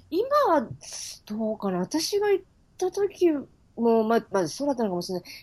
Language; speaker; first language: Japanese; native; Japanese